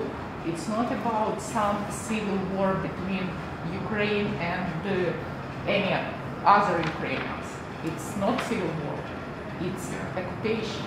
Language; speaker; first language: English; non-native, learner; Russian